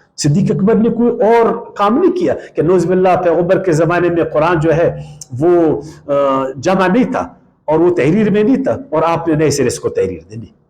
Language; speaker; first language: Urdu; non-native, local second language; Pashto